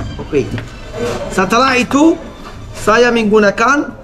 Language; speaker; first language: Indonesian; non-native, learner; Arabic